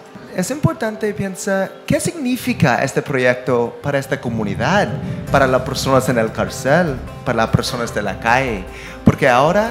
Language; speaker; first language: Spanish; non-native, learner; English